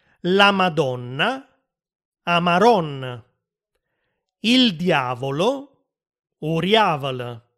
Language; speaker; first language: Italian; native; Italian